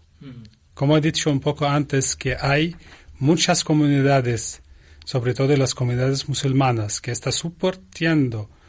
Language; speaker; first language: Spanish; non-native, learner; Arabic